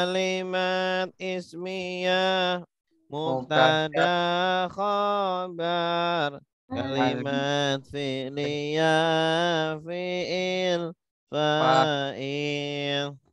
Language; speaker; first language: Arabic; non-native, fluent; Indonesian